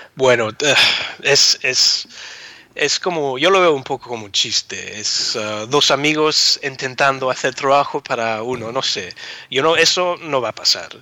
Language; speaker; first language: Spanish; early bilingual, heritage; Spanish